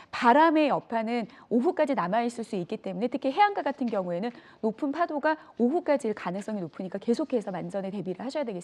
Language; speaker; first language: Korean; native; Korean